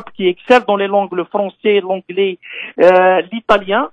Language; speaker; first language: French; non-native, local second language; Kabyle